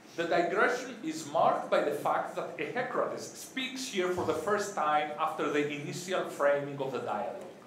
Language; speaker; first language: English; non-native, fluent; Greek